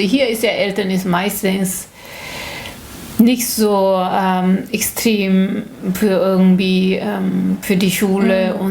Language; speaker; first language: German; non-native, learner; Korean